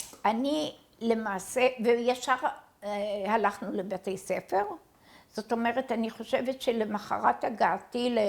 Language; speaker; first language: Hebrew; early bilingual, other home language; Arabic